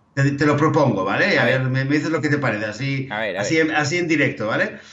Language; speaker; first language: Spanish; native; Spanish